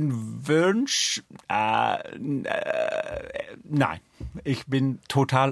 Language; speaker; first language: German; non-native, fluent; English